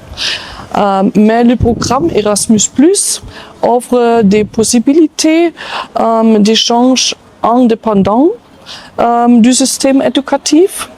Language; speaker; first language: French; non-native, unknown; German